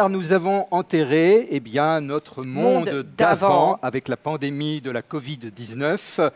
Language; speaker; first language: French; native; French